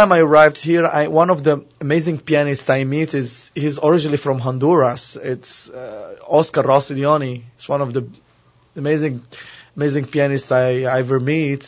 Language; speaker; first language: English; non-native, learner; Arabic